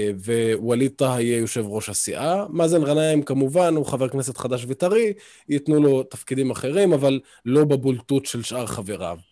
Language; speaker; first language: Hebrew; non-native, local second language; Arabic